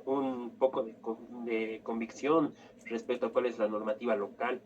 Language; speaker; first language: Spanish; native; Spanish